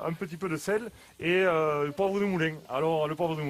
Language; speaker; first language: French; native; French